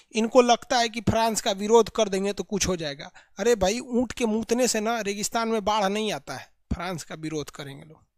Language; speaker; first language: Hindi; native; Hindi